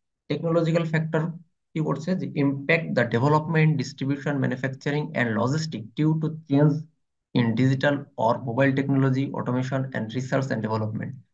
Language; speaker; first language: English; non-native, local second language; Bangla